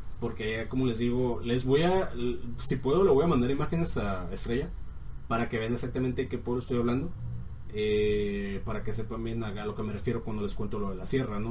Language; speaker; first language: Spanish; native; Spanish